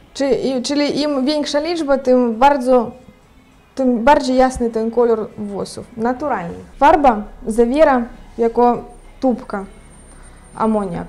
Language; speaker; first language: Polish; non-native, fluent; Ukrainian